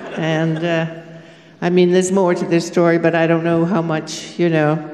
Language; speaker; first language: English; native; English